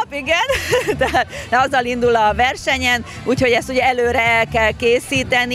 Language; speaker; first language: Hungarian; native; Hungarian